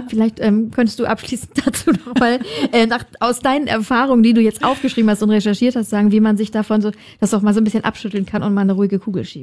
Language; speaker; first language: German; native; German